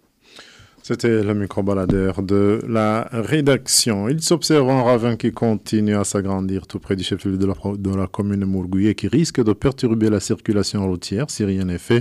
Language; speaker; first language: French; non-native, local second language; Rundi